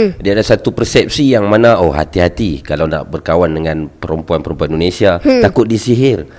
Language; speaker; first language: Malay; native; Malay